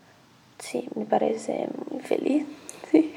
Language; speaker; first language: Spanish; non-native, learner; Chinese